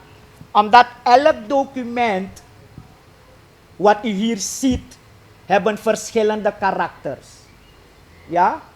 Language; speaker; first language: Dutch; native; Dutch